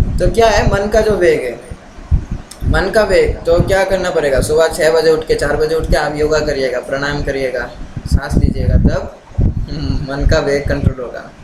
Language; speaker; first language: Hindi; non-native, local second language; Bangla